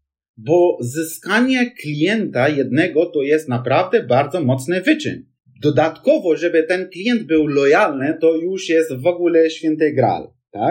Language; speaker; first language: Polish; non-native, fluent; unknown